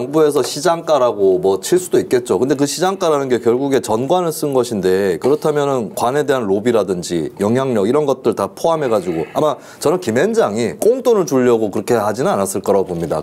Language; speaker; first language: Korean; native; Korean